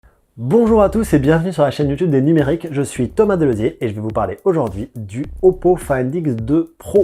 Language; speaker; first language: French; native; French